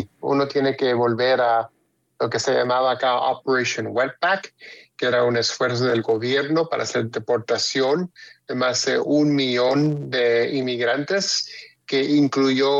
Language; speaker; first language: Spanish; early bilingual, heritage; Spanish